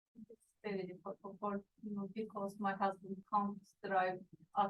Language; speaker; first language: English; non-native, learner; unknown